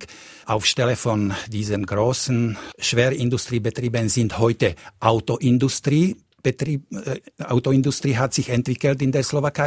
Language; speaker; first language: German; non-native, fluent; Slovak